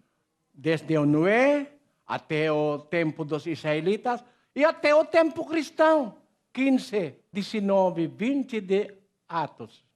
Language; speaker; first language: Portuguese; non-native, learner; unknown